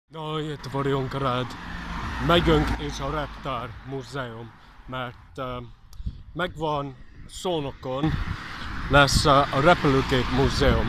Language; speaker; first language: Hungarian; non-native, learner; English